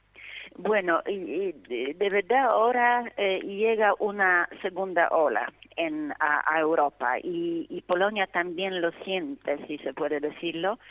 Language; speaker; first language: Spanish; non-native, fluent; Polish